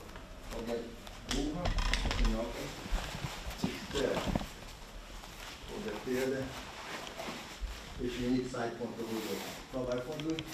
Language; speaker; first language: Hungarian; non-native, learner; Portuguese